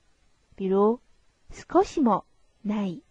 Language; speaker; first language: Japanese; non-native, fluent; Chinese